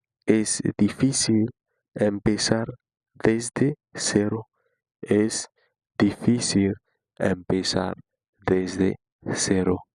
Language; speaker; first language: Spanish; non-native, fluent; Haitian Creole